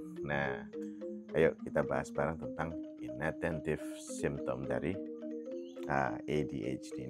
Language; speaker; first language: Indonesian; native; Indonesian